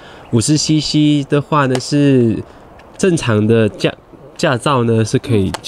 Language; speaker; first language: Chinese; native; Chinese